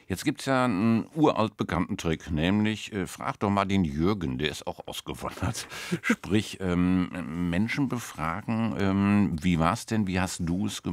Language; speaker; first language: German; native; German